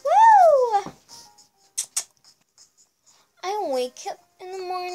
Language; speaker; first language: English; non-native, learner; Spanish